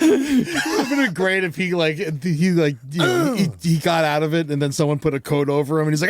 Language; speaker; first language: English; native; English